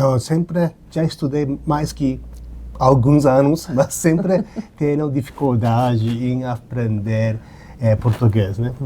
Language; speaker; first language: Portuguese; non-native, learner; Japanese